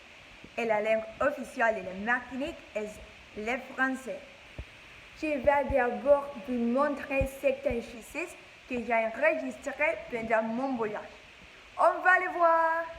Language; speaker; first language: French; non-native, learner; English